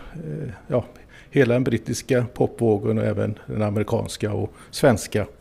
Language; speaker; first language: Swedish; native; Swedish